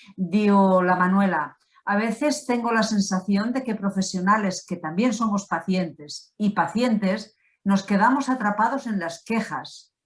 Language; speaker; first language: Spanish; non-native, local second language; Catalan